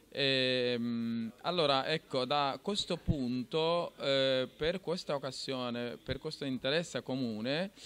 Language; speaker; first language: Italian; non-native, fluent; Bangla